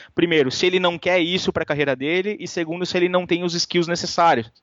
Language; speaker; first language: Portuguese; native; Portuguese